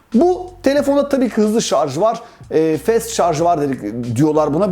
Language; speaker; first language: Turkish; native; Turkish